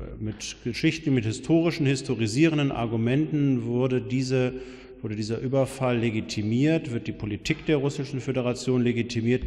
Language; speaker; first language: German; native; German